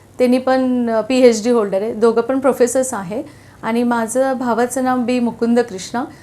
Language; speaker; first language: Marathi; non-native, local second language; Telugu